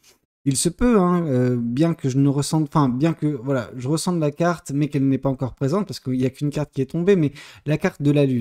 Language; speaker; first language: French; native; French